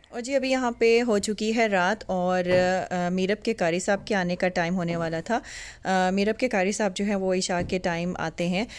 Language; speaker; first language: Hindi; native; Hindi